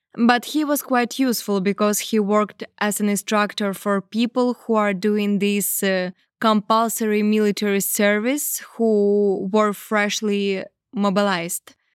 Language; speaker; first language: English; non-native, fluent; Ukrainian